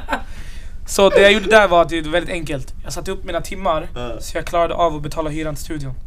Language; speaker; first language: Swedish; early bilingual, other home language; Arabic